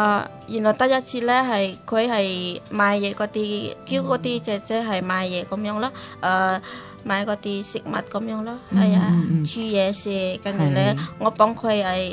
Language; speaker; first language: Chinese; non-native, learner; Indonesian